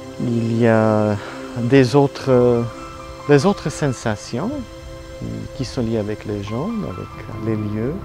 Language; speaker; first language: French; non-native, learner; Italian